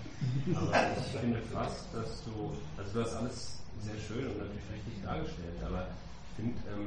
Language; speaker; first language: German; native; German